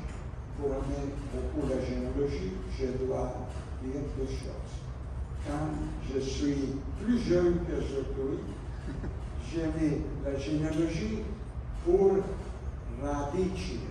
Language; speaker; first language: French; non-native, learner; Italian